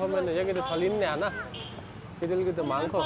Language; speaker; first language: Korean; non-native, fluent; Nepali